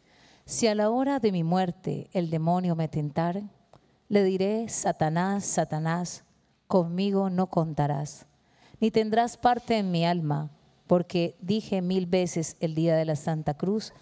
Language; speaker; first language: Spanish; native; Spanish